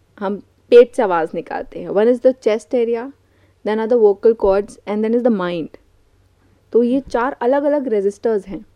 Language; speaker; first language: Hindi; native; Hindi